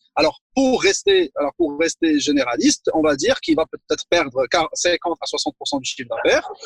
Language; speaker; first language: French; non-native, local second language; Arabic